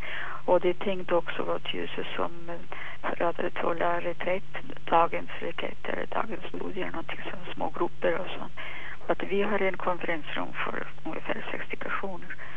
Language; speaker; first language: Swedish; non-native, fluent; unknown